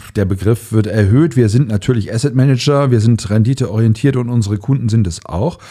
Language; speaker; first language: German; native; German